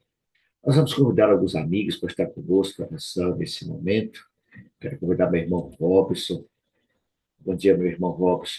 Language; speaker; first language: Portuguese; native; Portuguese